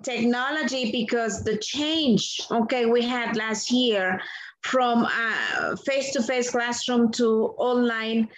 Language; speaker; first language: English; non-native, fluent; Spanish